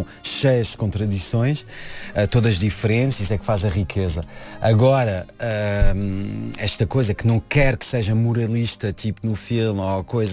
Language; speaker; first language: Portuguese; non-native, fluent; French